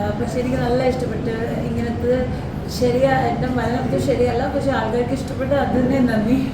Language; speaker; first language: Malayalam; early bilingual, heritage; Malayalam